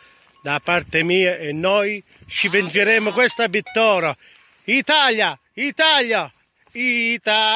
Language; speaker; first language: Italian; non-native, learner; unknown